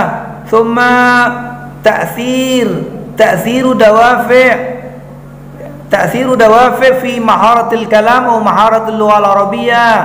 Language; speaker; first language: Arabic; non-native, fluent; Indonesian